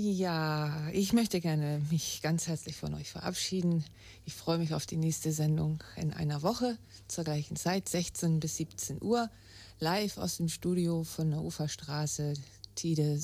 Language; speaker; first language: German; native; German